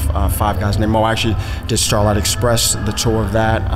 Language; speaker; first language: English; native; English